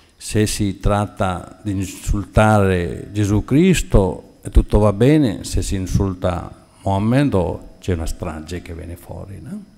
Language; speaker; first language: Italian; non-native, fluent; Urdu